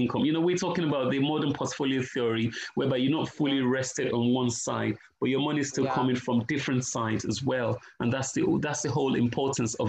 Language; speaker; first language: English; non-native, local second language; Yoruba